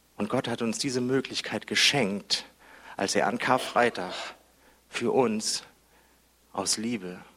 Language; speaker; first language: German; native; German